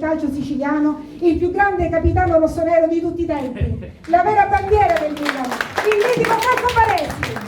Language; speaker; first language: Italian; native; Italian